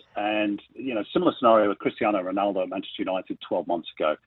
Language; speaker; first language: English; native; English